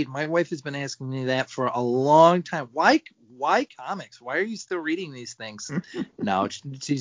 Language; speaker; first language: English; native; English